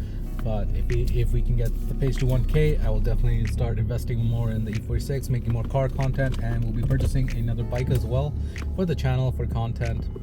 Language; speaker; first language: English; native; English